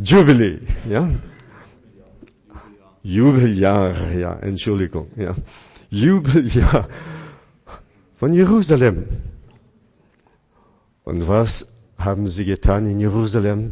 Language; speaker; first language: German; non-native, fluent; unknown